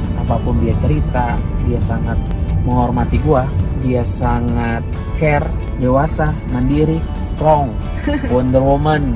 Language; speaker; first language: Indonesian; native; Indonesian